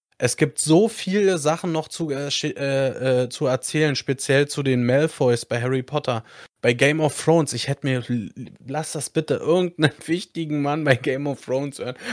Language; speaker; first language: German; native; German